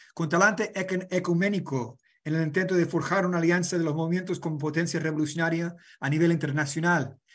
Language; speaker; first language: Spanish; non-native, fluent; English